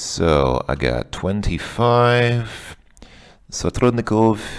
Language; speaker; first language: Russian; non-native, learner; English